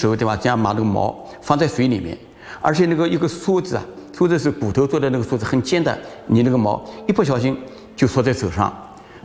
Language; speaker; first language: Chinese; native; Chinese